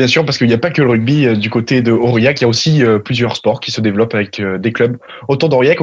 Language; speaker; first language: French; native; French